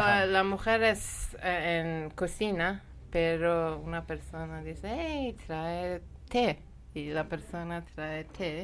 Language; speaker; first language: Spanish; non-native, fluent; Persian